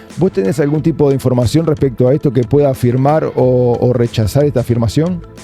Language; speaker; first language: Spanish; native; Spanish